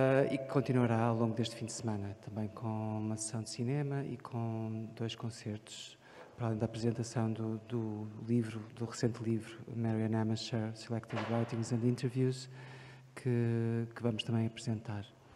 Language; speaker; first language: Portuguese; native; Portuguese